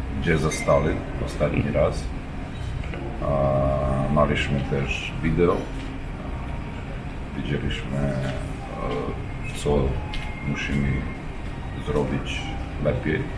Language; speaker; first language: Polish; non-native, learner; Serbian